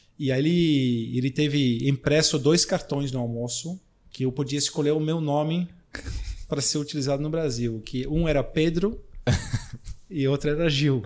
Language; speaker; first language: Portuguese; non-native, fluent; Dutch